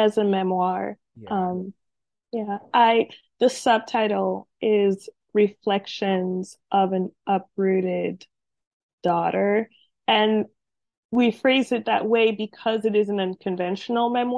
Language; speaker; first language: English; non-native, fluent; French